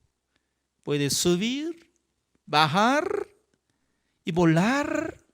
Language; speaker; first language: Spanish; non-native, fluent; Korean